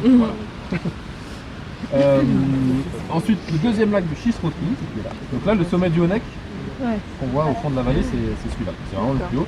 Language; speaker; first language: French; native; French